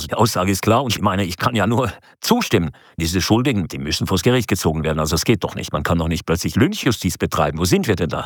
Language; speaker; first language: German; native; German